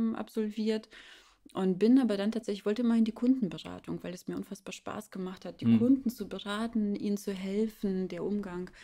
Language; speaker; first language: German; early bilingual, other home language; Russian